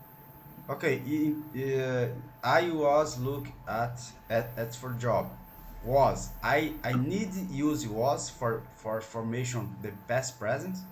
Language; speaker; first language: English; non-native, learner; Portuguese